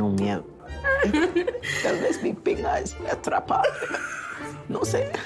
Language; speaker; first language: Spanish; non-native, learner; English